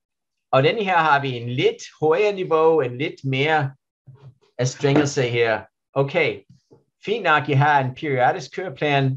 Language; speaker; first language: Danish; non-native, learner; English